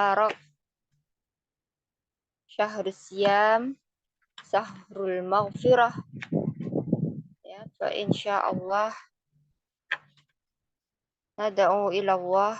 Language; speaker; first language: Arabic; non-native, fluent; Indonesian